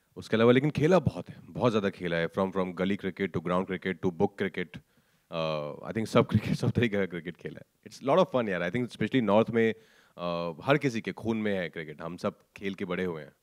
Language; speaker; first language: Hindi; native; Hindi